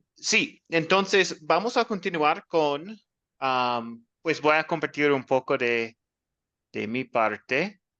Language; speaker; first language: Spanish; non-native, learner; English